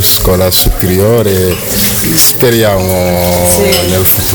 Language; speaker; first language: Italian; non-native, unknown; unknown